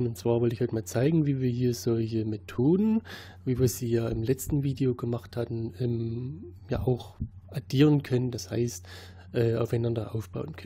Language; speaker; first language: German; native; German